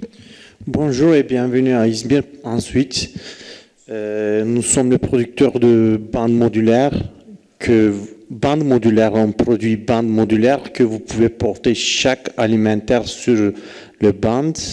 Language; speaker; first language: French; non-native, learner; Turkish